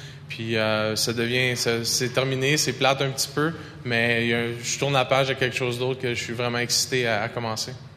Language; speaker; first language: French; native; French